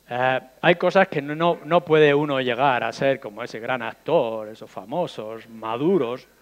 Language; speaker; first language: Spanish; native; Spanish